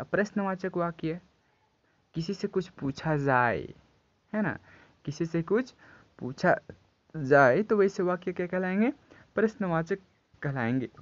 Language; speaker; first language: Hindi; native; Hindi